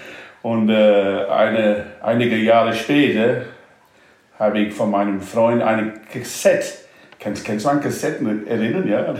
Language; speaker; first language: German; non-native, fluent; English